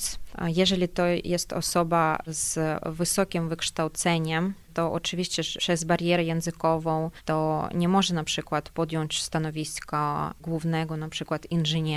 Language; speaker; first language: Polish; non-native, fluent; Ukrainian